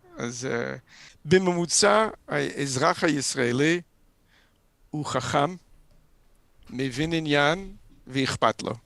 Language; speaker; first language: Hebrew; non-native, fluent; English